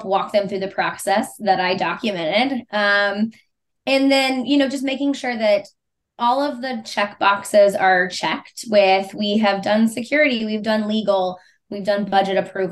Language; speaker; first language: English; native; English